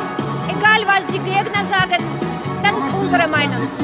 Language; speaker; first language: German; non-native, fluent; Russian